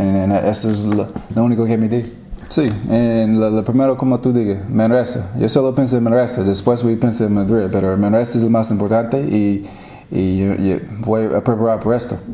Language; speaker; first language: Spanish; non-native, learner; English